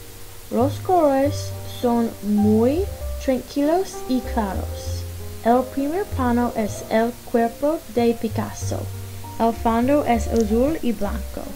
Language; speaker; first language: Spanish; non-native, learner; English